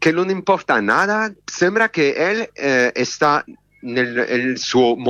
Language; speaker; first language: Spanish; non-native, learner; French